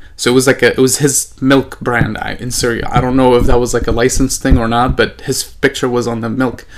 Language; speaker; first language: English; non-native, fluent; Arabic